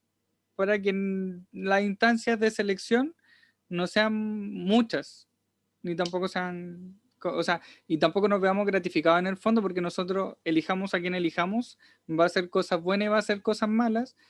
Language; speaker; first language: Spanish; native; Spanish